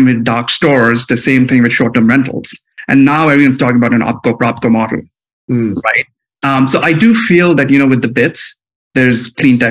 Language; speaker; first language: English; non-native, local second language; Hindi